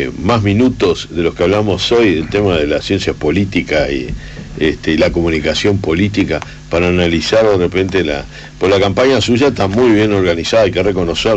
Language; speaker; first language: Spanish; native; Spanish